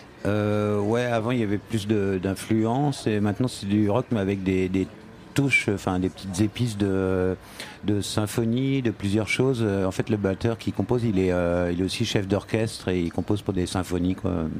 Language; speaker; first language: French; native; French